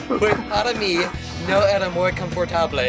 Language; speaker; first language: Spanish; non-native, learner; English